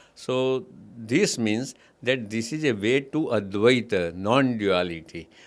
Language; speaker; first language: English; non-native, local second language; Gujarati